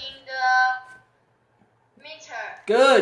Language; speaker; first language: English; non-native, learner; Chinese